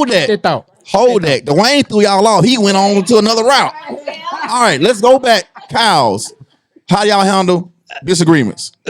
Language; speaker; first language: English; native; English